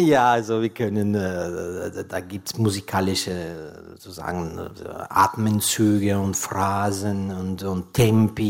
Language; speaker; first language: German; non-native, fluent; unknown